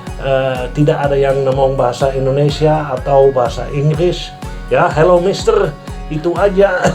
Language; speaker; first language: Indonesian; non-native, fluent; Dutch